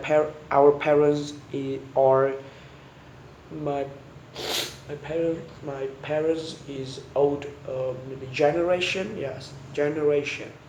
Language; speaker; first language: English; non-native, learner; Vietnamese